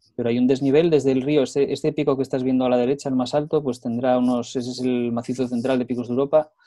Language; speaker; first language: Spanish; native; Spanish